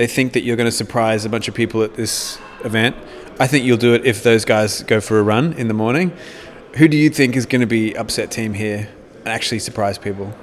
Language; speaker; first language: English; non-native, learner; Portuguese